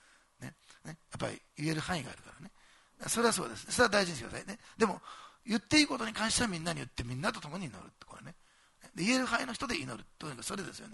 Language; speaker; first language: Japanese; native; Japanese